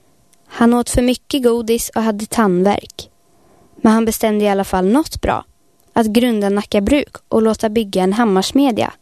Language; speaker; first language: Swedish; native; Swedish